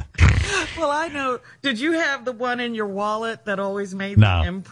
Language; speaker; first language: English; native; English